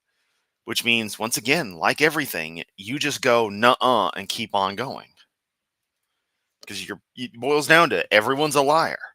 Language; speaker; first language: English; native; English